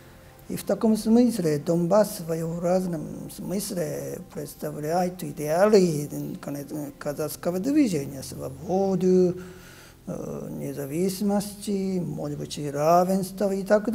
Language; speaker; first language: Russian; non-native, fluent; Japanese